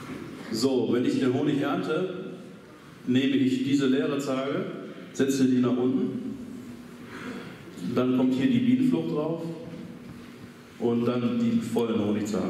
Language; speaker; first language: German; native; German